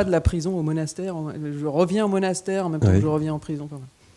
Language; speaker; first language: French; native; French